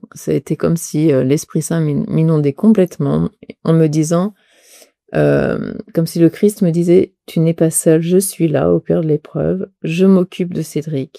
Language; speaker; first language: French; native; French